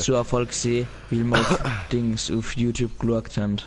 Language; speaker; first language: German; native; German